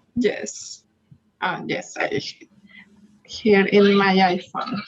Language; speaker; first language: English; non-native, learner; Spanish